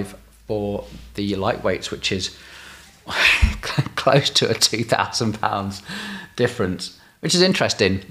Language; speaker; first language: English; native; English